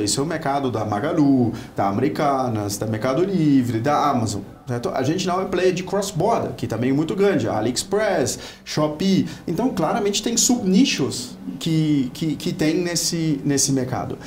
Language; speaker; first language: Portuguese; non-native, fluent; German